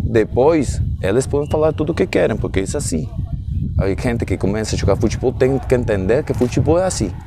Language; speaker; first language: Portuguese; non-native, learner; Spanish